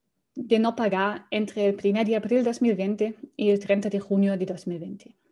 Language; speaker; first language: Spanish; non-native, fluent; German